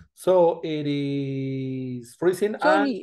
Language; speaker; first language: English; non-native, fluent; Spanish